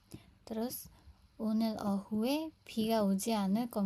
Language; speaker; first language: Korean; non-native, fluent; Indonesian